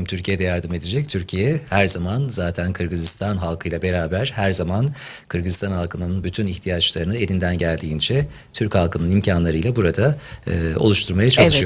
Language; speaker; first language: Turkish; native; Turkish